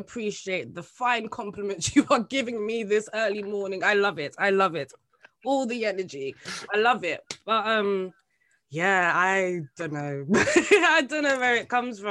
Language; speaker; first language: English; native; English